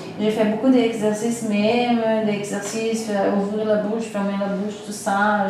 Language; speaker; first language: French; non-native, fluent; Portuguese